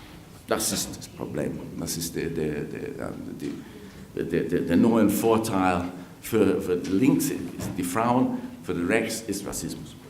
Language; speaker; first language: German; non-native, fluent; English